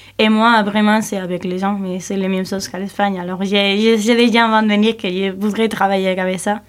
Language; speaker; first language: French; non-native, learner; Spanish